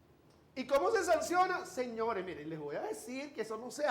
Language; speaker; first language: Spanish; native; Spanish